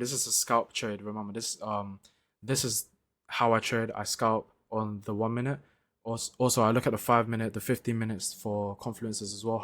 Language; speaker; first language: English; native; English